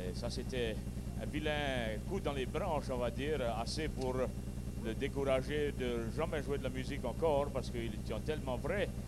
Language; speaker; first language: French; early bilingual, heritage; French